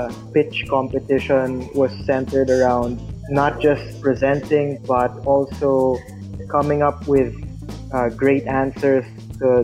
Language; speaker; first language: English; non-native, local second language; Filipino